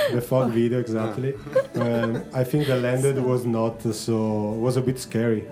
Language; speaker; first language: English; non-native, learner; Italian